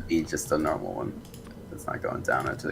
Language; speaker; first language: English; native; English